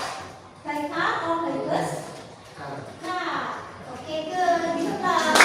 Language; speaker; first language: English; non-native, learner; Indonesian